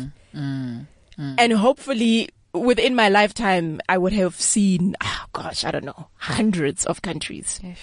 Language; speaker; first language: English; non-native, local second language; Southern Sotho